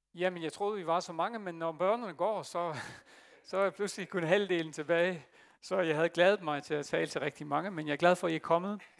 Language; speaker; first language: Danish; non-native, fluent; Dutch